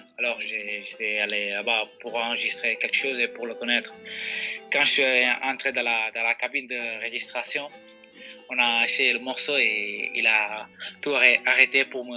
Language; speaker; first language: French; non-native, fluent; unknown